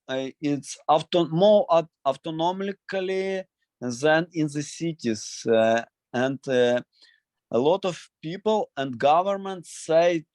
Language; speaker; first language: English; non-native, learner; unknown